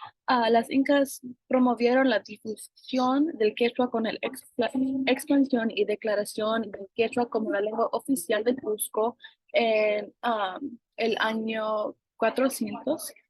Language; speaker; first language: Spanish; non-native, fluent; English